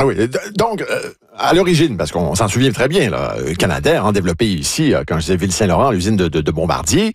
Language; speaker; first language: French; native; French